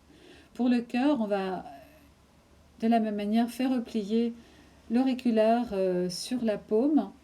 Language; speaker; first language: French; native; French